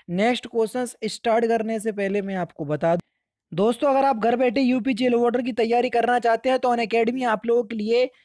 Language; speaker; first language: Hindi; native; Hindi